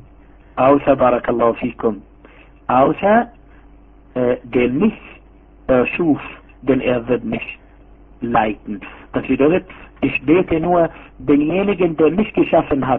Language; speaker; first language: German; non-native, fluent; Arabic